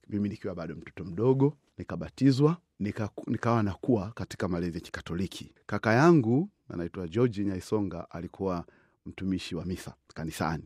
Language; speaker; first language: Swahili; native; Swahili